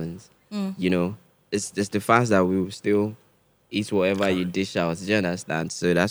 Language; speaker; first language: English; non-native, local second language; Igbo